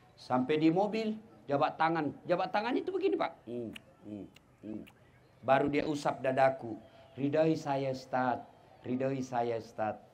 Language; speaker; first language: Indonesian; non-native, local second language; Buginese